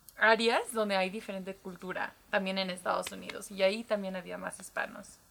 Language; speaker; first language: Spanish; early bilingual, heritage; Spanish